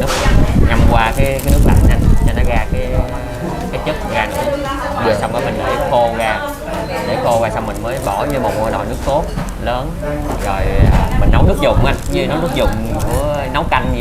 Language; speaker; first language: Vietnamese; native; Vietnamese